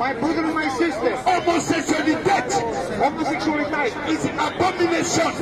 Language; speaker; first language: English; non-native, learner; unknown